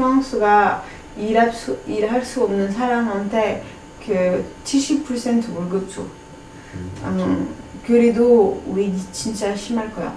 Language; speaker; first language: Korean; non-native, learner; French